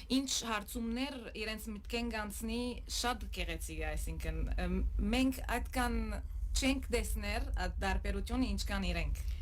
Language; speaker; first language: Armenian; native; Armenian